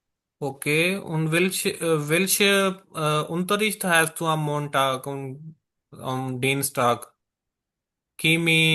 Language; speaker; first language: German; non-native, learner; Urdu